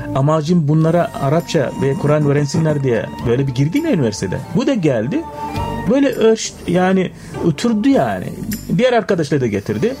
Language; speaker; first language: Turkish; non-native, fluent; Arabic